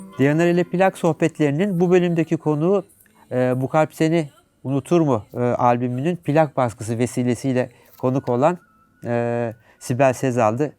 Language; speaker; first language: Turkish; native; Turkish